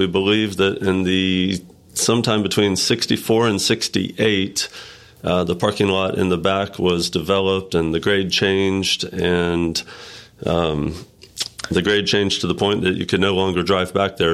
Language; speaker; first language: English; native; English